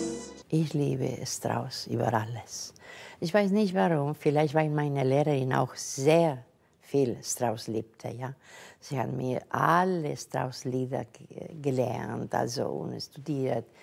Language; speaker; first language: German; non-native, fluent; Catalan